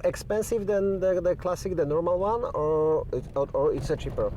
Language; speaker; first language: English; non-native, learner; Polish